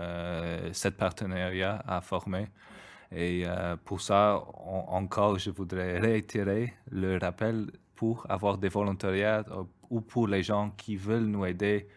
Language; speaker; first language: French; non-native, fluent; Spanish